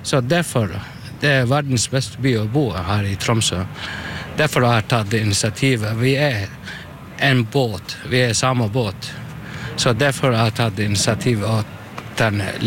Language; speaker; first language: Norwegian; non-native, learner; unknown